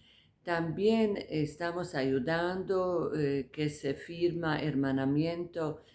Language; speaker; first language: Spanish; non-native, fluent; Croatian